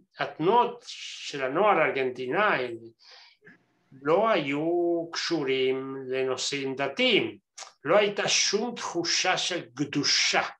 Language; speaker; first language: Hebrew; non-native, fluent; Spanish